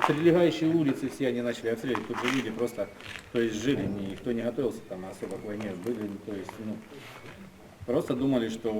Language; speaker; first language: Russian; native; Russian